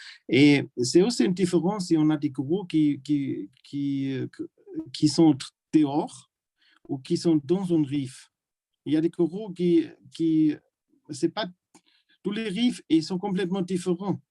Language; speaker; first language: French; non-native, learner; German